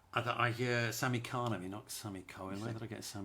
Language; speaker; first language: English; native; English